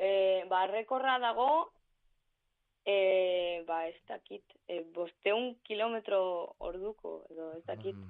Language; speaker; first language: Basque; non-native, local second language; Spanish